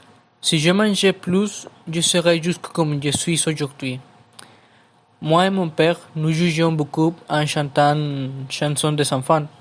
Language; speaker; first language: French; non-native, learner; Spanish